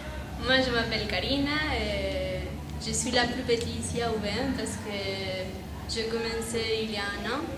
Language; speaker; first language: French; non-native, fluent; Spanish